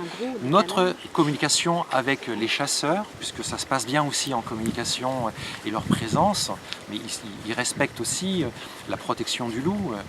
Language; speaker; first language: French; native; French